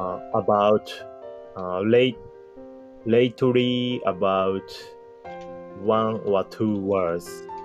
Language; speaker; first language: English; non-native, learner; Japanese